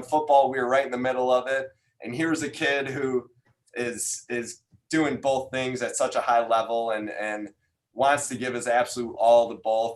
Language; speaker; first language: English; native; English